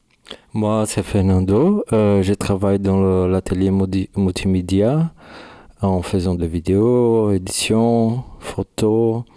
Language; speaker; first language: French; non-native, learner; Portuguese